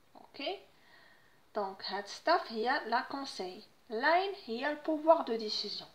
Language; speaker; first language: French; non-native, local second language; Arabic